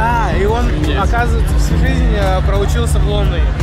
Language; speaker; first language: Russian; native; Russian